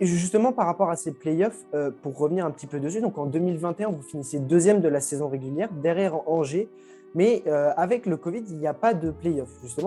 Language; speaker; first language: French; native; French